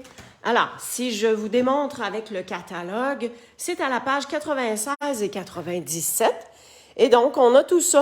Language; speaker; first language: French; native; French